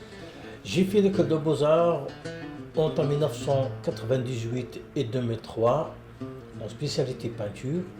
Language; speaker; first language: French; non-native, local second language; Kabyle